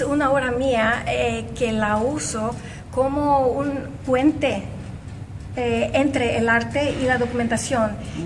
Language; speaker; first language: Spanish; non-native, fluent; Greek